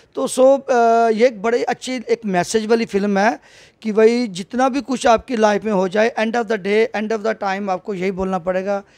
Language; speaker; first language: Hindi; native; Hindi